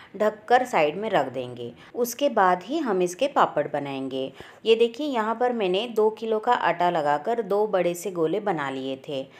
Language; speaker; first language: Hindi; native; Hindi